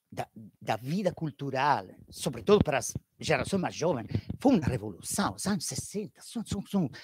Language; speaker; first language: Portuguese; non-native, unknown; Italian